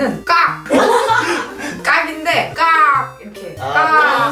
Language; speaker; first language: Korean; native; Korean